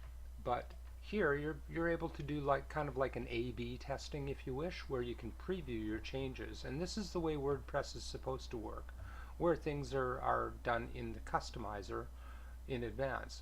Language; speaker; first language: English; native; English